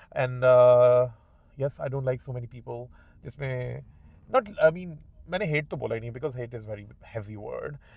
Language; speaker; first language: Urdu; native; Urdu